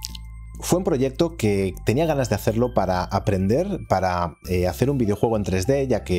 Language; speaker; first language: Spanish; native; Spanish